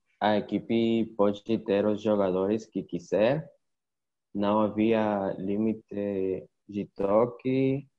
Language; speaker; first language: Portuguese; non-native, learner; Spanish